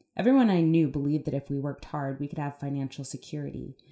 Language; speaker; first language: English; native; English